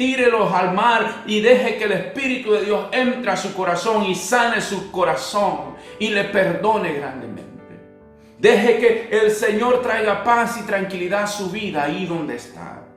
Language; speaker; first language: Spanish; native; Spanish